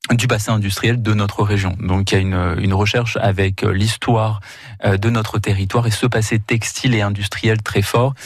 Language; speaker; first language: French; native; French